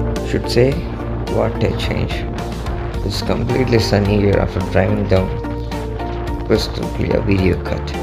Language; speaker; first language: English; non-native, local second language; Telugu